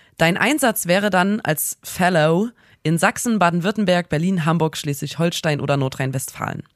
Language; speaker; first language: German; native; German